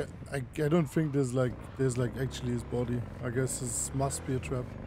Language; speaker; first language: English; non-native, fluent; German